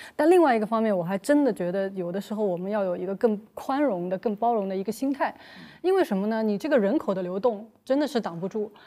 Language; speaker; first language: Chinese; native; Chinese